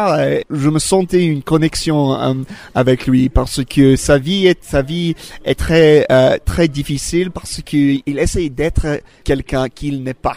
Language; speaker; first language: French; non-native, learner; English